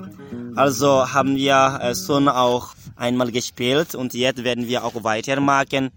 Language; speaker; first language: German; non-native, learner; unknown